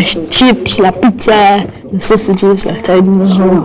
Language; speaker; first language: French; non-native, learner; English